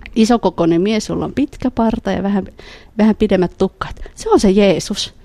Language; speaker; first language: Finnish; early bilingual, other home language; Khmer